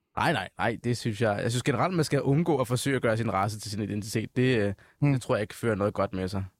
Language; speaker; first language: Danish; early bilingual, other home language; Somali